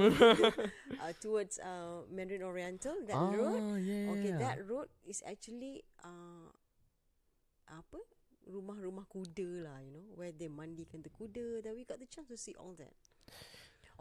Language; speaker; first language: English; non-native, local second language; Malay